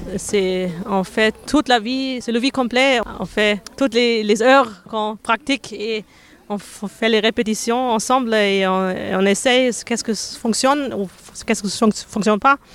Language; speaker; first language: French; non-native, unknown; German